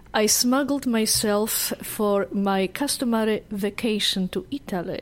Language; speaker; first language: English; non-native, fluent; Polish